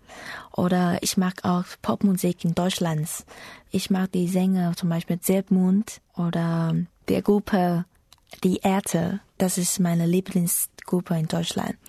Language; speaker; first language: German; non-native, learner; Chinese